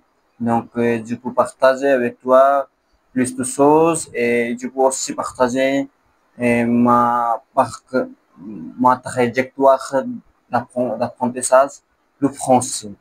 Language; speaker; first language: French; non-native, learner; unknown